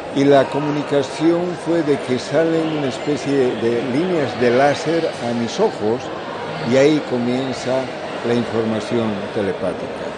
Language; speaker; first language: Spanish; native; Spanish